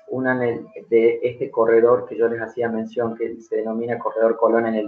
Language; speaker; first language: Spanish; native; Spanish